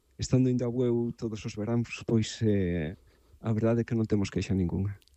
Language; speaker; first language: Galician; native; Galician